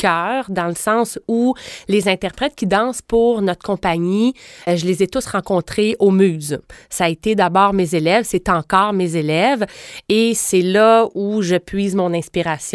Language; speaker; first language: French; native; French